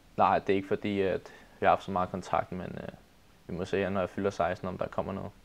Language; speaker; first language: Danish; native; Danish